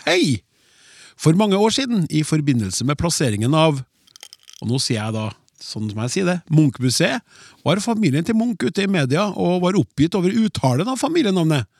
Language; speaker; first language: Norwegian; native; Norwegian